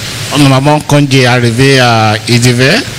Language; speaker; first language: French; non-native, learner; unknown